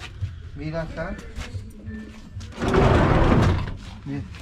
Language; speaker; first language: Spanish; native; Spanish